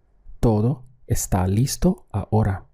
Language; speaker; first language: Spanish; non-native, fluent; English